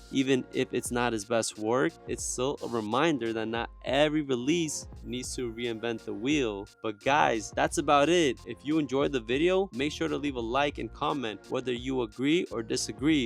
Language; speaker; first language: English; native; English